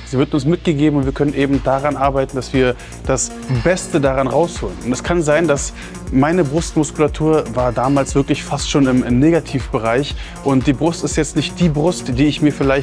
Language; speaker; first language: German; native; German